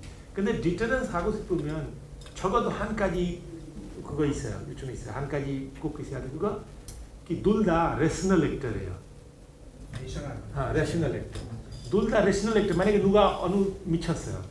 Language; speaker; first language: Korean; non-native, learner; Hindi